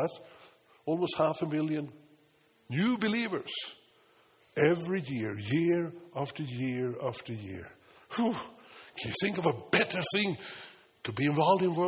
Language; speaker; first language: English; non-native, fluent; Swedish